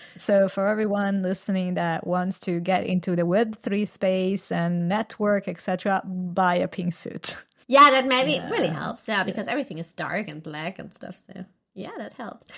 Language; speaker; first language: English; non-native, fluent; Italian